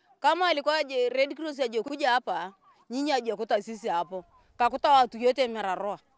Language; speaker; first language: Swahili; non-native, local second language; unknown